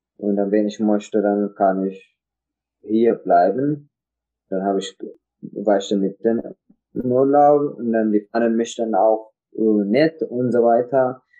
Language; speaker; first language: German; non-native, learner; Tigrinya